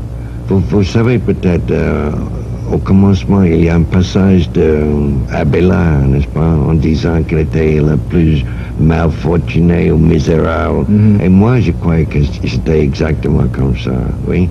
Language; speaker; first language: French; non-native, fluent; English